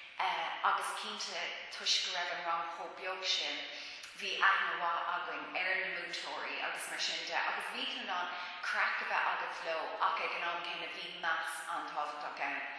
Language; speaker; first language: Irish; non-native, local second language; English